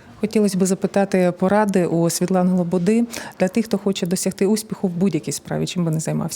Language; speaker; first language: Ukrainian; native; Ukrainian